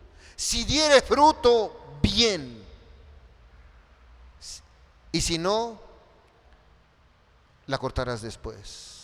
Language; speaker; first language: Spanish; native; Spanish